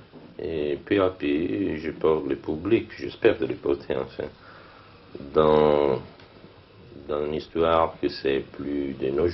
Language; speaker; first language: French; non-native, learner; Italian